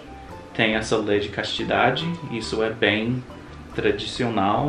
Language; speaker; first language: Portuguese; non-native, fluent; English